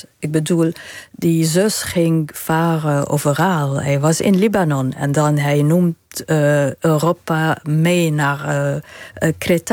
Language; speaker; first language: Dutch; non-native, fluent; Arabic